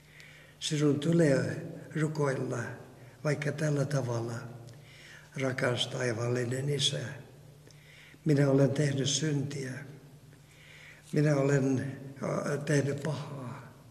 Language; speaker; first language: Finnish; non-native, fluent; Russian